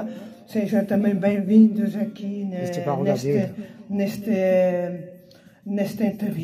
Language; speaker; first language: Portuguese; early bilingual, heritage; Portuguese